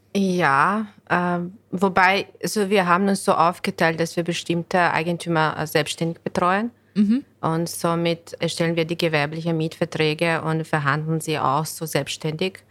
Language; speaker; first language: German; non-native, fluent; Bosnian